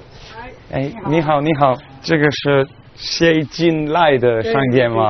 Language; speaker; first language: Chinese; non-native, learner; English